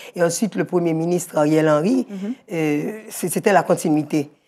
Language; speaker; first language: French; native; French